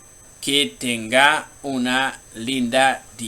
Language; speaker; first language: Spanish; non-native, learner; Haitian Creole